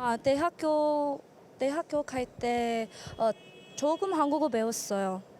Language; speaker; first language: Korean; early bilingual, heritage; English